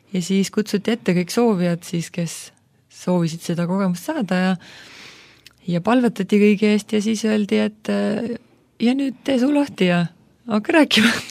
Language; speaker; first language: Estonian; native; Estonian